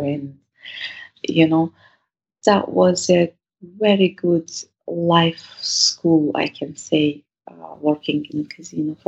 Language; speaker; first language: English; non-native, fluent; Russian